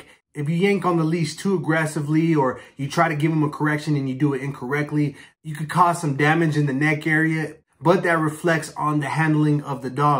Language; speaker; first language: English; native; English